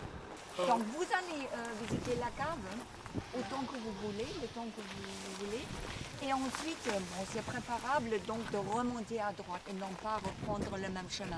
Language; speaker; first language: French; non-native, fluent; English